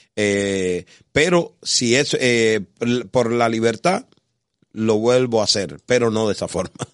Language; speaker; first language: Spanish; native; Spanish